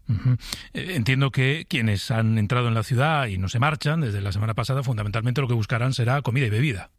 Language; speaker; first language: Spanish; native; Spanish